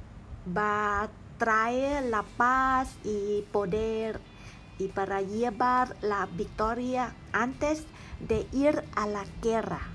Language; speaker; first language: Spanish; non-native, learner; Thai